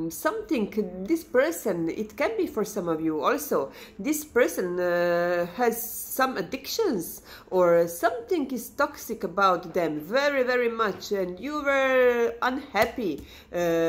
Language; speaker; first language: English; non-native, fluent; Serbian